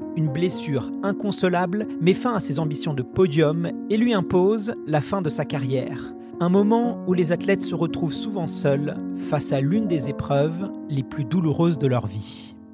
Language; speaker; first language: French; native; French